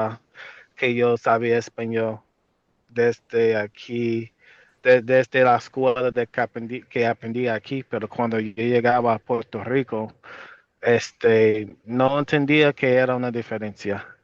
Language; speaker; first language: Spanish; non-native, fluent; English